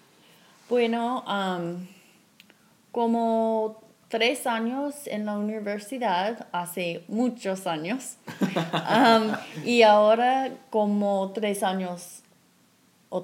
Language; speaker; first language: Spanish; non-native, fluent; English